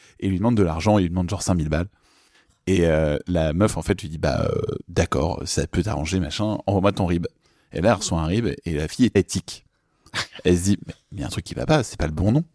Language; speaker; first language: French; native; French